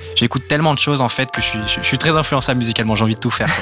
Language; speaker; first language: French; early bilingual, other home language; Serbian